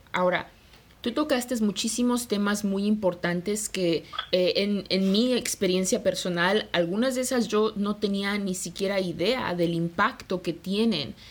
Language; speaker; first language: Spanish; early bilingual, heritage; Spanish